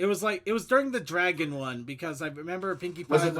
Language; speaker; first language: English; native; English